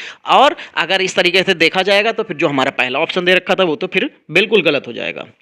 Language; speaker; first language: Hindi; native; Hindi